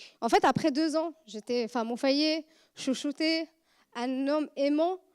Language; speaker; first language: French; non-native, fluent; Arabic